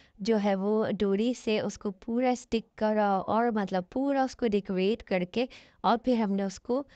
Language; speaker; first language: Urdu; native; Urdu